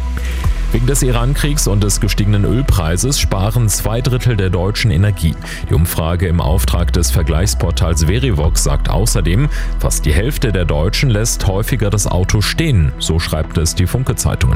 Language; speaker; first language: German; native; German